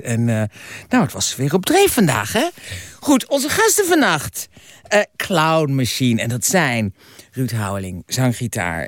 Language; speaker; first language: Dutch; native; Dutch